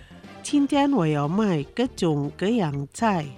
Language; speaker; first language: Chinese; non-native, fluent; Indonesian